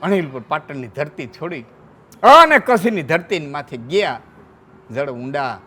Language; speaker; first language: Gujarati; non-native, local second language; Kachhi